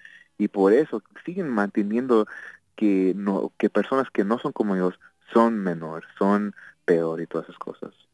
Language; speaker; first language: Spanish; early bilingual, heritage; Spanish